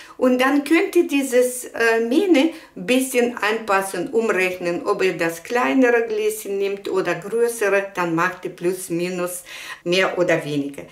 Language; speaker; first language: German; non-native, fluent; Russian